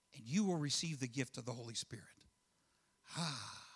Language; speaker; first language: English; native; English